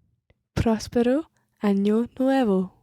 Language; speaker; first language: Spanish; non-native, learner; English